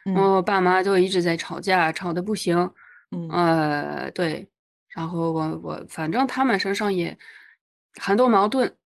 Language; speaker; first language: Chinese; non-native, fluent; French